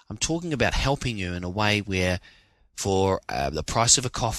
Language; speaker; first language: English; native; English